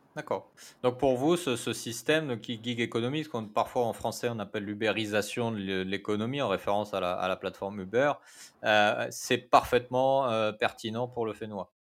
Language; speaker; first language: French; native; French